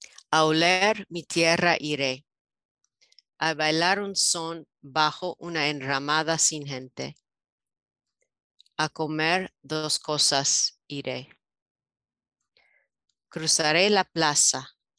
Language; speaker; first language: Spanish; non-native, fluent; English